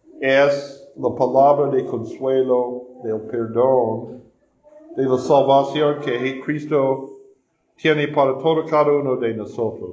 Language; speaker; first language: Spanish; non-native, fluent; English